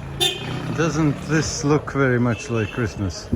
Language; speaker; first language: English; non-native, fluent; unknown